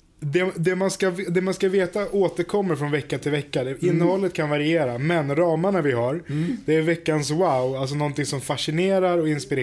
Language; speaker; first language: Swedish; native; Swedish